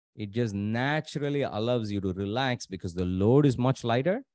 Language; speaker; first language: English; non-native, local second language; Tamil